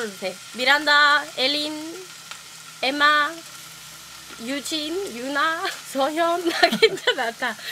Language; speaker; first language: Korean; non-native, learner; Swedish